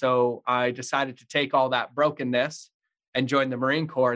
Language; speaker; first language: English; native; English